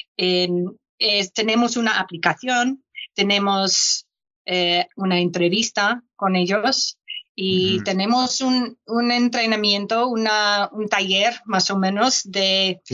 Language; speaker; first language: Spanish; non-native, fluent; English